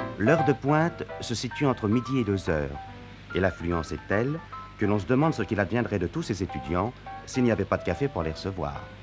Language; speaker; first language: French; native; French